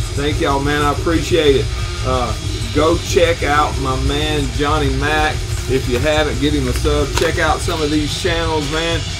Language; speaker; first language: English; native; English